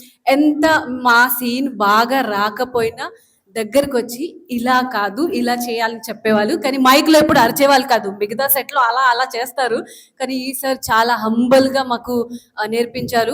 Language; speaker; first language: Telugu; non-native, local second language; Marathi